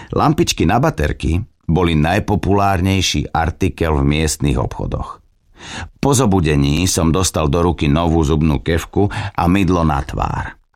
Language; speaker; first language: Slovak; native; Slovak